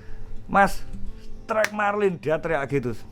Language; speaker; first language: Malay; non-native, local second language; Javanese